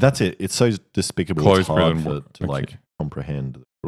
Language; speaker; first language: English; native; English